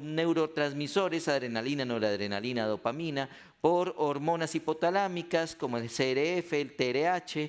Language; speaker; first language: Spanish; native; Spanish